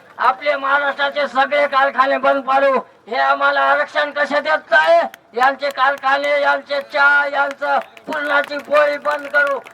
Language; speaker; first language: Marathi; non-native, local second language; Lambadi